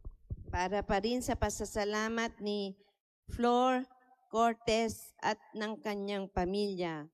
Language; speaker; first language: Filipino; native; Filipino